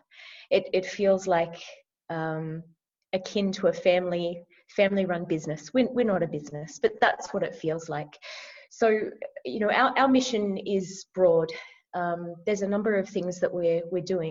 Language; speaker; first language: English; native; English